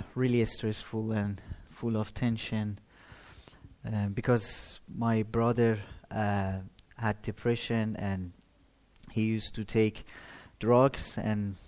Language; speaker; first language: English; non-native, learner; Persian